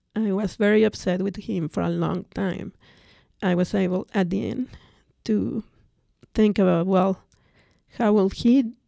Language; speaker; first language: English; non-native, fluent; Spanish